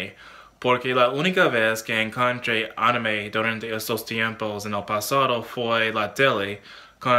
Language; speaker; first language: Spanish; non-native, learner; English